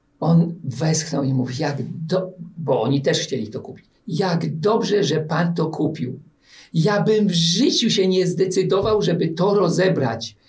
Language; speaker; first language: Polish; native; Polish